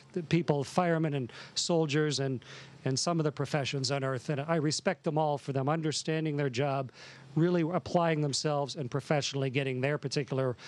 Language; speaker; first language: English; native; English